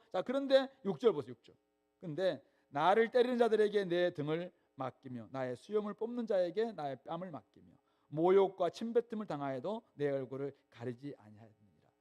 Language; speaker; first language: Korean; native; Korean